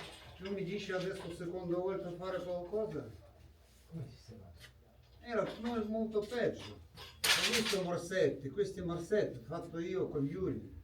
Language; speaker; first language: Italian; non-native, learner; Russian